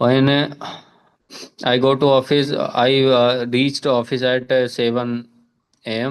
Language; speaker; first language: English; non-native, learner; Hindi